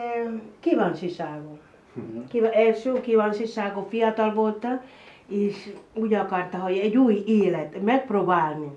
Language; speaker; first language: Hungarian; non-native, learner; Spanish